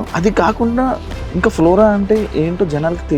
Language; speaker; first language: Telugu; native; Telugu